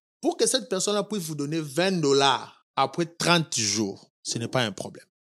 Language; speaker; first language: French; non-native, local second language; Lingala